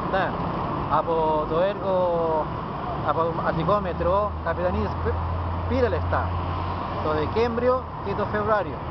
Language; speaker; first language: Greek; non-native, learner; Spanish